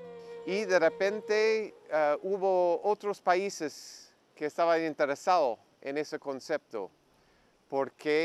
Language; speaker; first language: Spanish; non-native, fluent; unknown